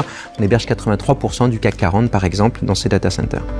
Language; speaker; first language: French; native; French